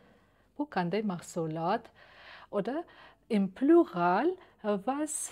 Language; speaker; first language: German; non-native, fluent; Uzbek